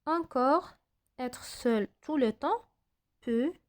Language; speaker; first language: French; non-native, local second language; Arabic